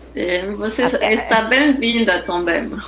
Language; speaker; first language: Portuguese; non-native, fluent; French